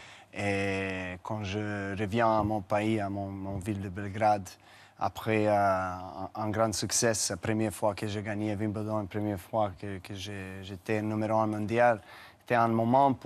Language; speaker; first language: French; non-native, learner; Serbian